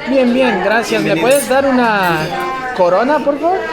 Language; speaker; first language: Spanish; early bilingual, heritage; English